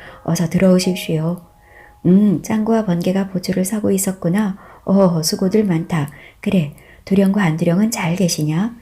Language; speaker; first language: Korean; native; Korean